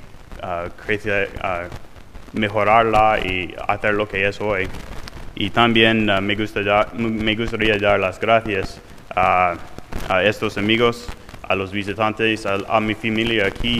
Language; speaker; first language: Spanish; non-native, fluent; English